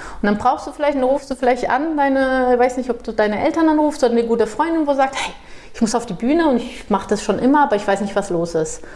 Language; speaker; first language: German; non-native, fluent; Portuguese